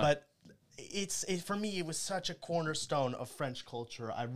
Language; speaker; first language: English; native; English